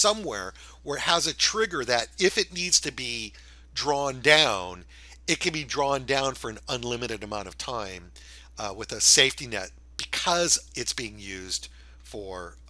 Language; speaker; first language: English; native; English